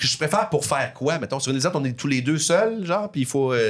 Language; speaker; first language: French; native; French